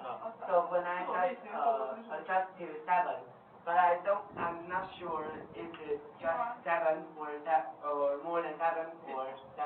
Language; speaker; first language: English; non-native, learner; Chinese